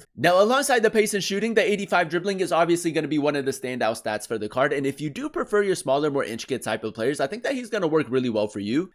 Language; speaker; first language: English; native; English